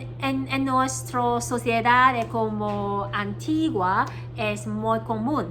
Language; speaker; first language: Spanish; non-native, learner; Cantonese